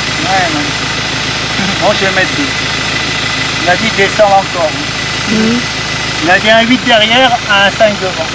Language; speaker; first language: French; native; French